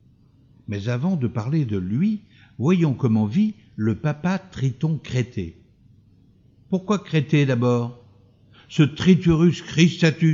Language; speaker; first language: French; native; French